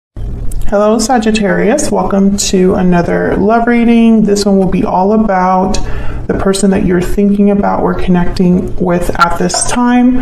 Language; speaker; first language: English; native; English